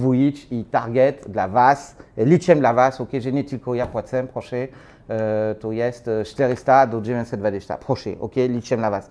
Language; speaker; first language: Polish; non-native, learner; French